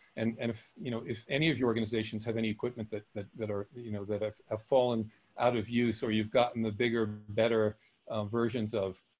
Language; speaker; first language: English; native; English